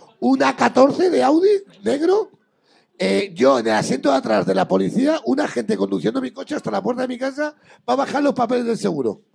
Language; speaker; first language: Spanish; native; Spanish